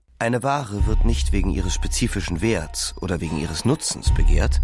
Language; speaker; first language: German; native; German